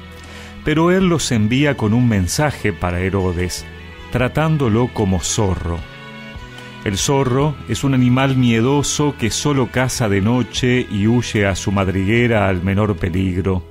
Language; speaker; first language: Spanish; native; Spanish